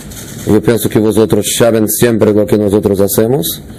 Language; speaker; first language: Spanish; non-native, fluent; Portuguese